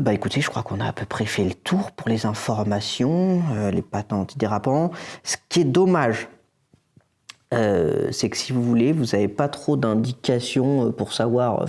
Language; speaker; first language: French; native; French